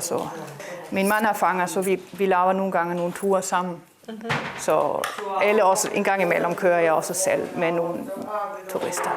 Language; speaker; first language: Danish; non-native, local second language; Kalaallisut